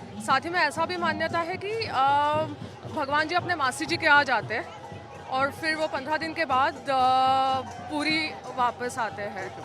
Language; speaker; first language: Hindi; non-native, local second language; Marathi